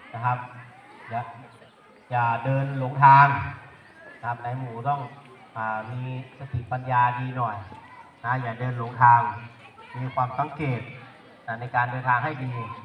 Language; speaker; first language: Thai; native; Thai